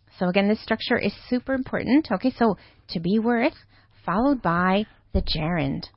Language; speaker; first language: English; native; English